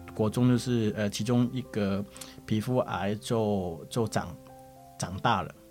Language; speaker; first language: Chinese; non-native, local second language; Cantonese